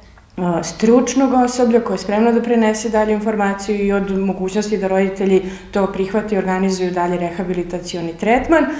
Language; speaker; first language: Serbian; native; Serbian